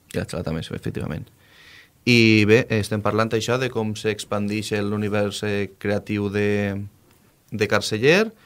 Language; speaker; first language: Catalan; native; Catalan